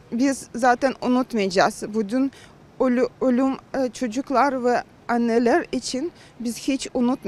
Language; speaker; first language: Turkish; non-native, learner; Ukrainian